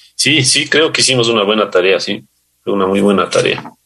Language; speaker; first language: Spanish; native; Spanish